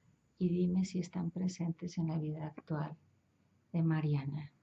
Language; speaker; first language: Spanish; native; Spanish